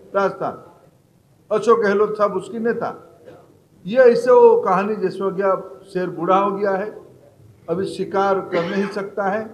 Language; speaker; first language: Hindi; non-native, local second language; Odia